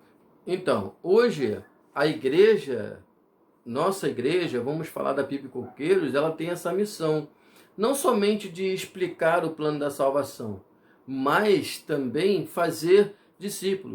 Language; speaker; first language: Portuguese; native; Portuguese